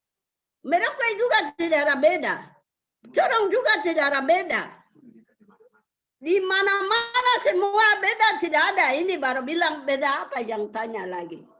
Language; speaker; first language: Indonesian; non-native, local second language; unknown